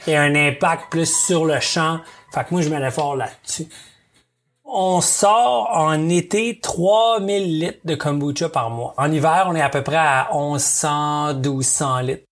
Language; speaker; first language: French; native; French